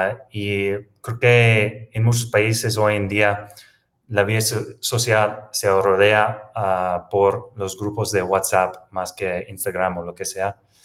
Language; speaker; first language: Spanish; non-native, fluent; English